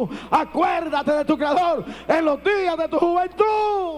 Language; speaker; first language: Spanish; native; Spanish